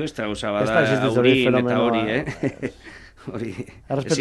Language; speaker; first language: Basque; non-native, learner; Spanish